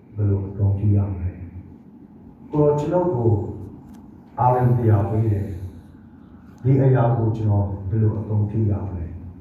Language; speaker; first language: Burmese; non-native, local second language; Tedim Chin